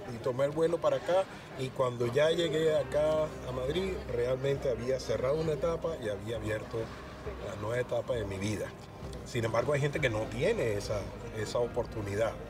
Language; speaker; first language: Spanish; native; Spanish